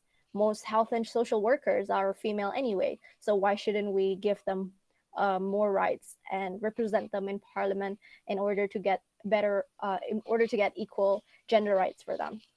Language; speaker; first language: English; non-native, fluent; Indonesian